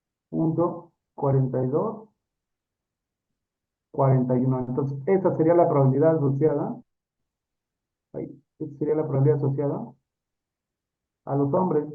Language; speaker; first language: Spanish; native; Spanish